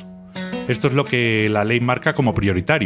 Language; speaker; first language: Spanish; native; Spanish